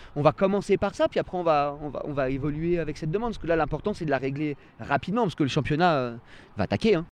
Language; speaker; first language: French; native; French